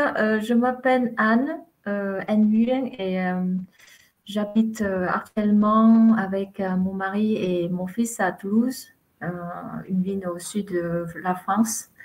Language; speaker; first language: French; non-native, fluent; Vietnamese